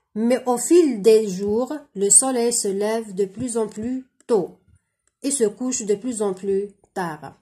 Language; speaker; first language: French; non-native, local second language; Arabic